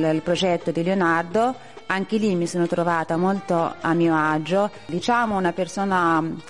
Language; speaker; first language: Italian; non-native, fluent; Arabic